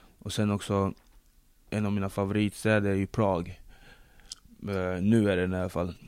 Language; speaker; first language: Swedish; early bilingual, other home language; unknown